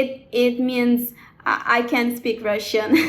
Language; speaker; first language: English; non-native, learner; Portuguese